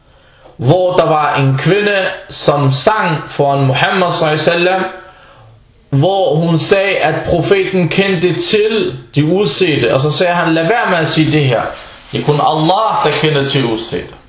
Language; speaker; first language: Danish; early bilingual, other home language; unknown